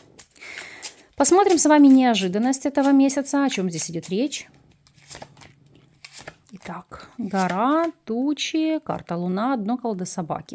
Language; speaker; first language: Russian; native; Russian